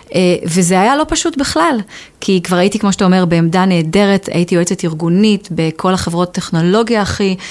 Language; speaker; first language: Hebrew; native; Hebrew